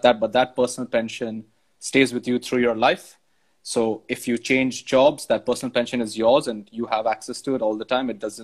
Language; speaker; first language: English; non-native, local second language; Hindi